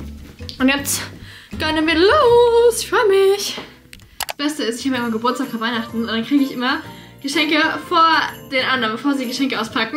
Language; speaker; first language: German; native; German